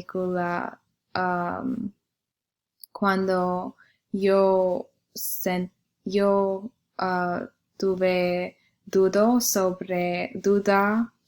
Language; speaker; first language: Spanish; non-native, learner; English